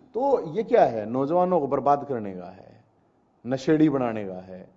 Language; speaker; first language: Hindi; native; Hindi